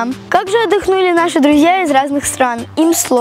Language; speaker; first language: Russian; native; Russian